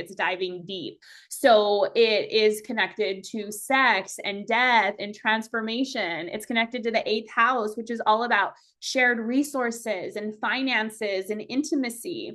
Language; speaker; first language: English; native; English